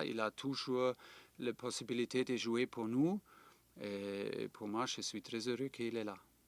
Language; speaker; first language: French; non-native, fluent; German